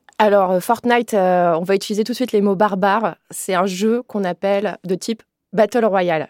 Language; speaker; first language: French; native; French